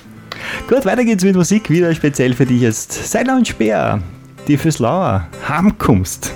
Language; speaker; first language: German; native; German